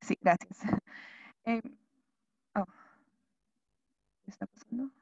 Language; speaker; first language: Spanish; non-native, fluent; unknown